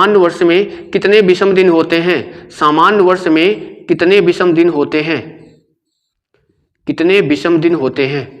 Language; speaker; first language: Hindi; native; Hindi